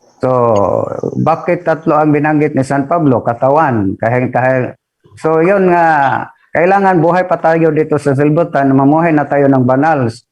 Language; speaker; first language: Filipino; non-native, local second language; Cebuano